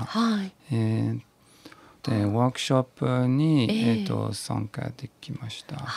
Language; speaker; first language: Japanese; non-native, learner; French